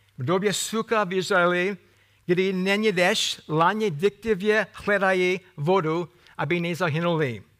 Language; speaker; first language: Czech; non-native, fluent; English